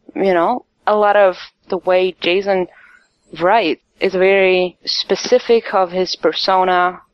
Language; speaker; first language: English; non-native, fluent; Italian